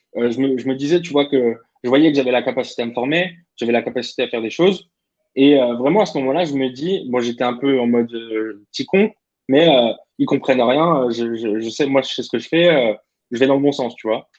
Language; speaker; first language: French; native; French